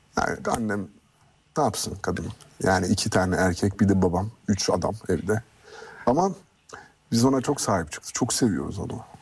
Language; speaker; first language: Turkish; early bilingual, heritage; Turkish